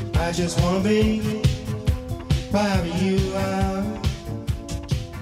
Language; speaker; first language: English; non-native, fluent; Tongan